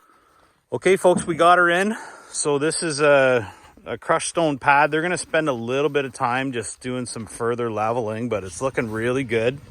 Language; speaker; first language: English; native; English